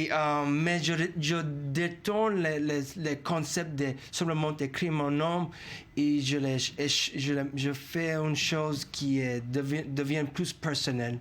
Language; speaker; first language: French; non-native, fluent; English